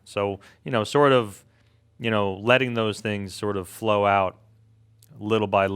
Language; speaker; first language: English; native; English